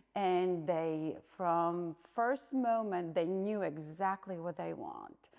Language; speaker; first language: English; non-native, fluent; Latvian